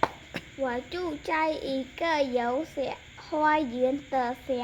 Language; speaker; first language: Chinese; non-native, learner; Khmer